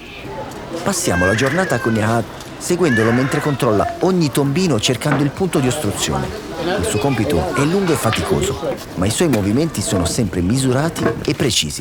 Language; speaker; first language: Italian; native; Italian